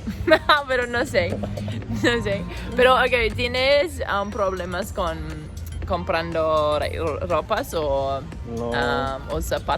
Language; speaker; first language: Spanish; non-native, learner; English